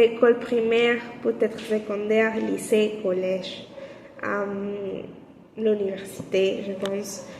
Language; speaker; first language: French; non-native, learner; Spanish